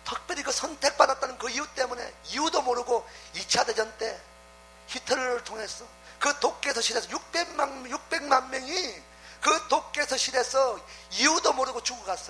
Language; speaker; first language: Korean; native; Korean